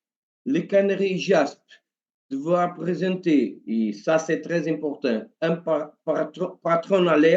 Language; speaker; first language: French; non-native, learner; Portuguese